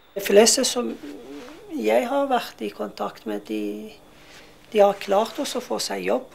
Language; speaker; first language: Norwegian; non-native, fluent; Persian